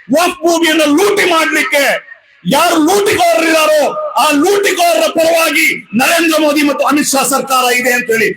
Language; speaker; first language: Kannada; non-native, local second language; Urdu